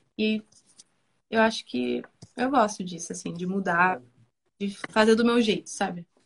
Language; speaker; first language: Portuguese; early bilingual, other home language; Spanish